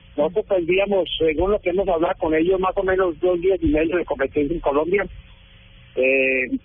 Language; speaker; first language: Spanish; native; Spanish